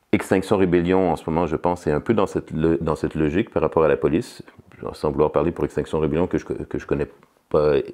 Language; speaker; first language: French; native; French